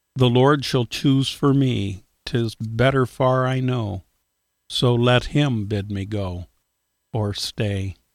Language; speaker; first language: English; native; English